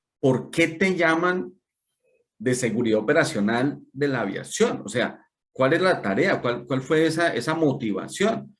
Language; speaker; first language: Spanish; native; Spanish